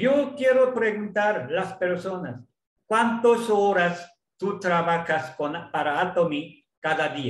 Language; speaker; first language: Spanish; non-native, learner; Korean